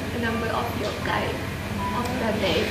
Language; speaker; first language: English; non-native, learner; Thai